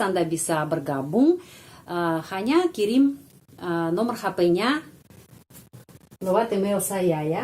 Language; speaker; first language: Indonesian; non-native, fluent; Russian